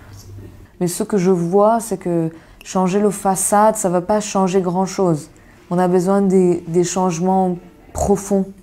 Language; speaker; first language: French; non-native, fluent; Persian